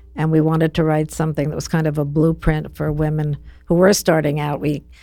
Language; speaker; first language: English; native; English